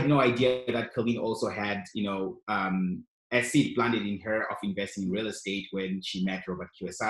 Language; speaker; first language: English; non-native, local second language; Shona